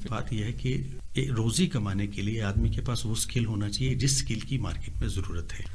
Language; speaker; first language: Urdu; non-native, local second language; Kashmiri